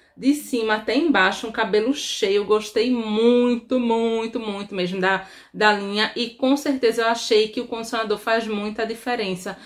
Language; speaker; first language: Portuguese; native; Portuguese